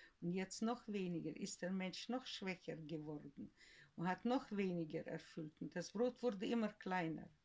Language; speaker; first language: German; early bilingual, heritage; German